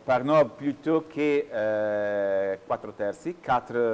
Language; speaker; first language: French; non-native, fluent; Italian